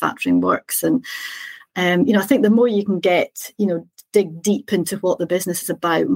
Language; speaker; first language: English; native; English